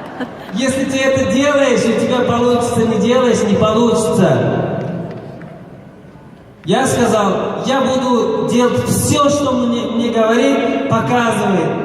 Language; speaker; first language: Russian; non-native, local second language; Tajik